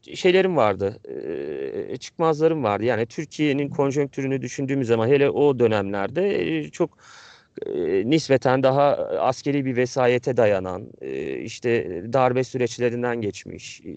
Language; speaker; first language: Turkish; native; Turkish